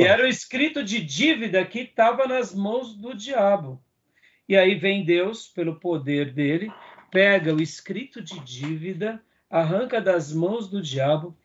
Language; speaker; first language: Portuguese; native; Portuguese